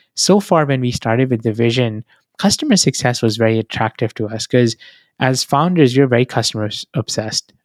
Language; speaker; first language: English; non-native, local second language; Hindi